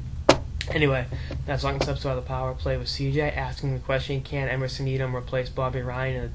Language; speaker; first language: English; native; English